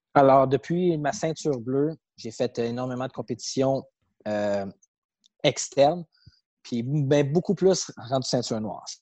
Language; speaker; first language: French; native; French